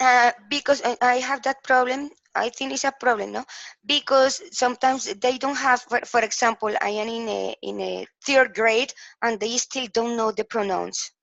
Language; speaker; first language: English; non-native, learner; Spanish